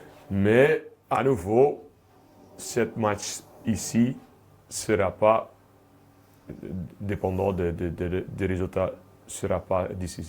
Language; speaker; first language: French; non-native, local second language; Dutch